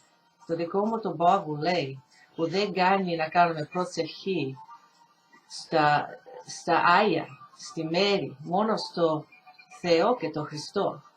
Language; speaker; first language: Greek; early bilingual, heritage; Greek